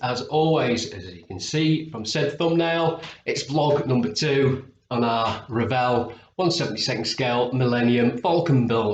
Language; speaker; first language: English; native; English